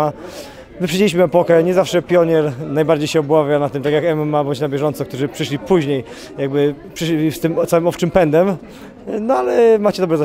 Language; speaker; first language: Polish; native; Polish